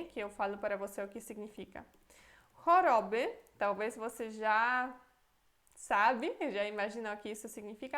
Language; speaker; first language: Portuguese; non-native, fluent; Polish